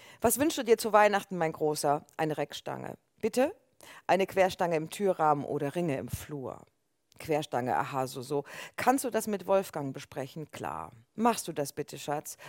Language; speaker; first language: German; native; German